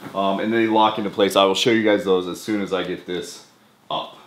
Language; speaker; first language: English; native; English